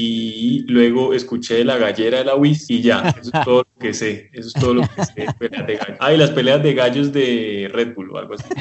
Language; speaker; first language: Spanish; native; Spanish